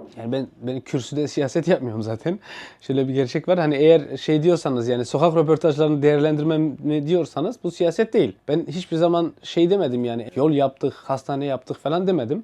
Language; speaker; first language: Turkish; early bilingual, heritage; Turkish